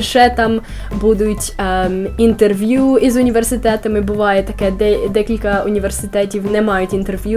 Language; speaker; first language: Ukrainian; early bilingual, heritage; Ukrainian